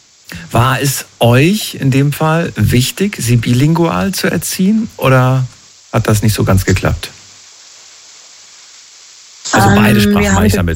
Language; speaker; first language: German; native; German